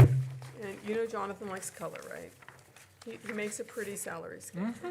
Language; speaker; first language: English; native; English